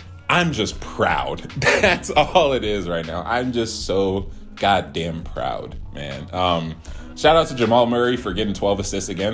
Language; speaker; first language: English; native; English